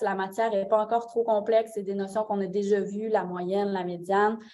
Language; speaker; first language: French; native; French